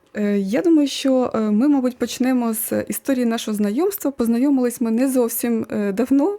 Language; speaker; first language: Ukrainian; native; Ukrainian